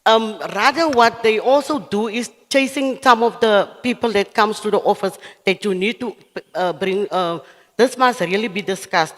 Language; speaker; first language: English; non-native, local second language; Afrikaans